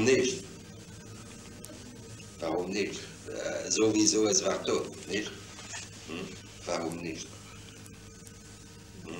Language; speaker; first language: German; non-native, fluent; French